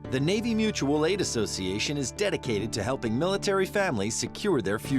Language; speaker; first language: English; native; English